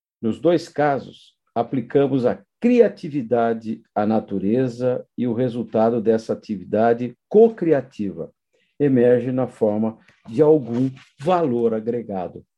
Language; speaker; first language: Portuguese; native; Portuguese